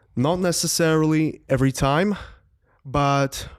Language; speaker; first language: English; non-native, fluent; Czech